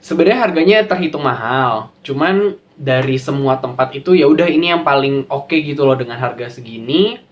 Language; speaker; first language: Indonesian; native; Indonesian